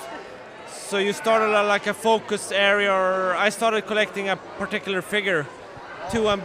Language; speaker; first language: English; non-native, fluent; Swedish